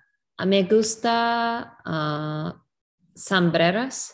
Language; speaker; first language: Spanish; non-native, learner; English